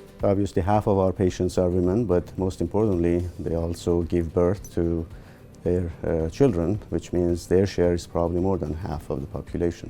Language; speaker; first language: English; non-native, fluent; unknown